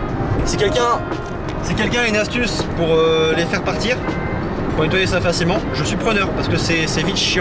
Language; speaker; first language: French; native; French